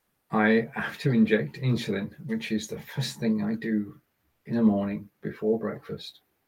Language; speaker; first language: English; native; English